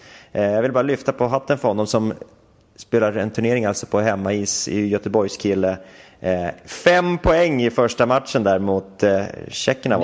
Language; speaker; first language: Swedish; native; Swedish